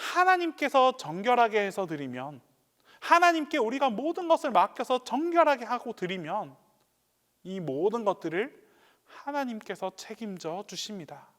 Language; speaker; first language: Korean; native; Korean